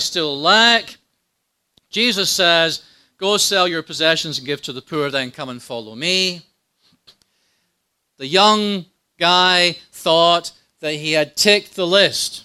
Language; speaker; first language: English; native; English